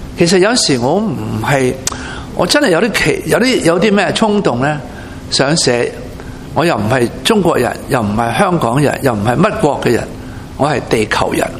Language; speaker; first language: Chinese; non-native, local second language; Cantonese